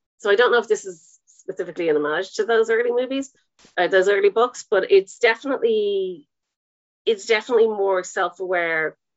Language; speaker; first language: English; native; English